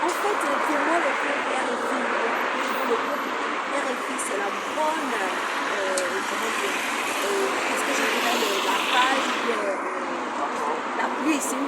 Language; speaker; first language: French; non-native, fluent; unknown